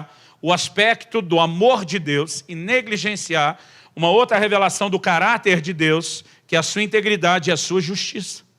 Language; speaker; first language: Portuguese; native; Portuguese